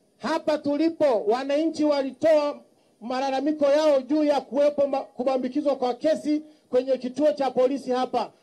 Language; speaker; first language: Swahili; native; Swahili